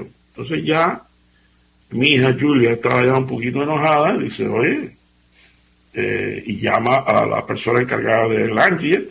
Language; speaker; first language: Spanish; native; Spanish